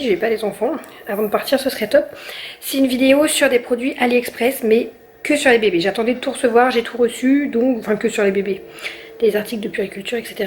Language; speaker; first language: French; native; French